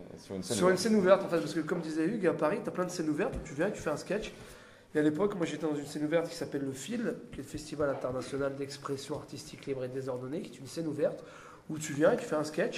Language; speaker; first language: French; native; French